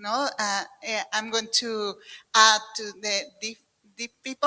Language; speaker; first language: English; non-native, learner; Spanish